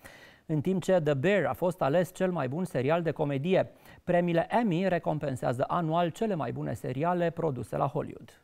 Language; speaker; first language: Romanian; native; Romanian